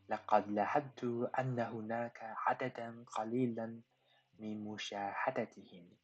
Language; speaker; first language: Arabic; non-native, fluent; Chinese